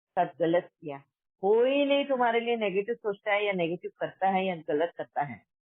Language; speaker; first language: Hindi; native; Hindi